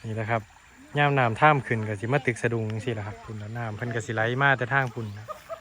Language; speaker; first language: Thai; native; Thai